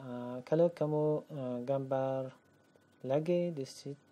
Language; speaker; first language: Indonesian; non-native, learner; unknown